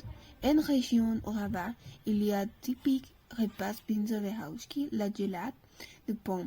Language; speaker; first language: French; non-native, learner; Slovak